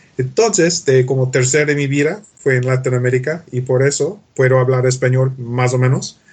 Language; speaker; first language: Spanish; non-native, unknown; English